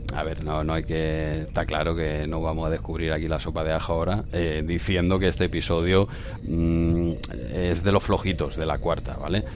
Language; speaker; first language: Spanish; native; Spanish